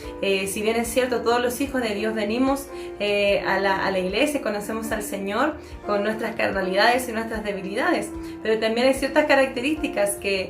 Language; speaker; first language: Spanish; native; Spanish